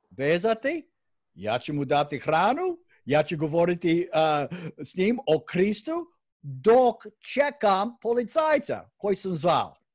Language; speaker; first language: Croatian; early bilingual, heritage; Croatian